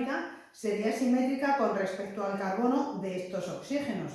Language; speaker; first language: Spanish; native; Spanish